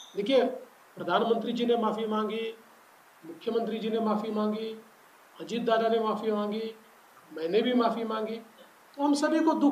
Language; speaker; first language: Hindi; non-native, local second language; Marathi